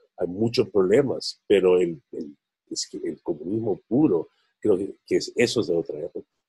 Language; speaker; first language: Spanish; non-native, fluent; English